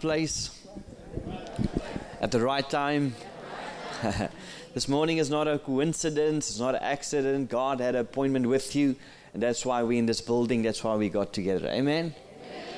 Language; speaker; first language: English; non-native, local second language; Afrikaans